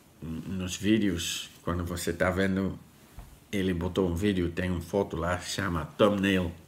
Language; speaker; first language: Portuguese; non-native, learner; Dutch